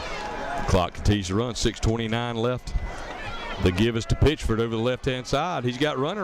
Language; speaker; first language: English; native; English